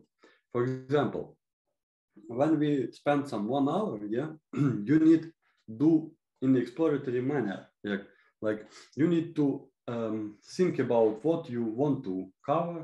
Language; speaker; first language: English; non-native, fluent; Ukrainian